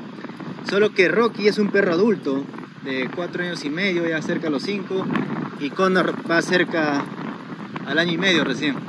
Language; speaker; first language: Spanish; native; Spanish